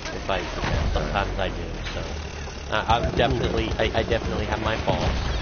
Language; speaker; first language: English; native; English